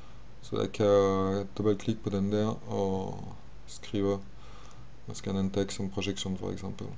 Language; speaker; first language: Danish; non-native, fluent; French